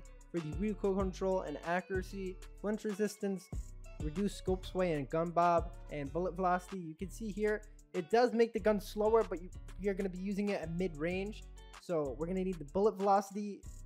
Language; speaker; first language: English; native; English